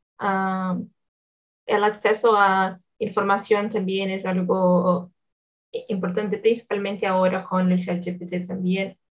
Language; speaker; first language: Spanish; non-native, learner; Portuguese